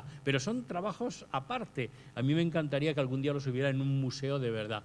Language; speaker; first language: Spanish; native; Spanish